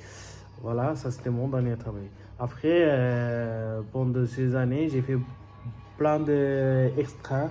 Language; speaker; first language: French; non-native, learner; Bangla